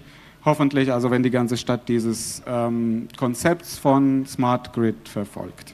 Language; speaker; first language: German; non-native, fluent; Arabic